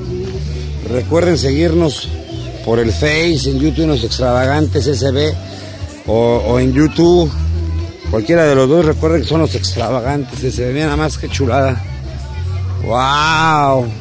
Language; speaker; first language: Spanish; native; Spanish